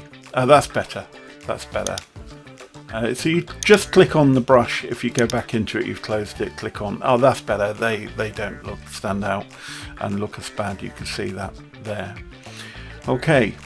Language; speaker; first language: English; native; English